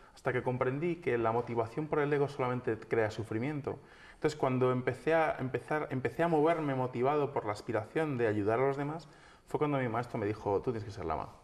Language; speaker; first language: Spanish; native; Spanish